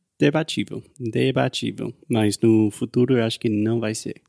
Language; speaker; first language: Portuguese; non-native, fluent; English